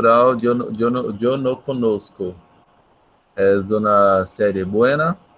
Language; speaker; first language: Spanish; non-native, fluent; Portuguese